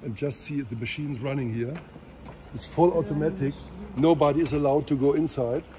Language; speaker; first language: English; non-native, learner; German